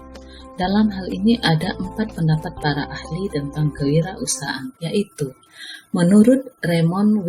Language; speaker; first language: Indonesian; native; Indonesian